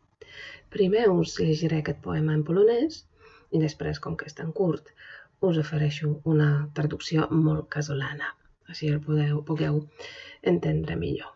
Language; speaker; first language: Catalan; non-native, fluent; Polish